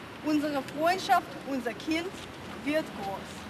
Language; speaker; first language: German; non-native, fluent; Russian